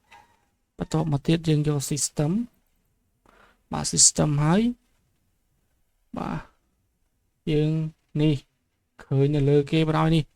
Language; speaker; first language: Khmer; native; Khmer